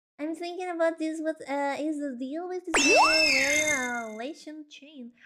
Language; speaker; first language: English; non-native, learner; Spanish